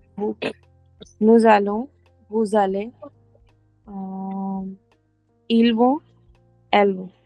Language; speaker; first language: French; non-native, learner; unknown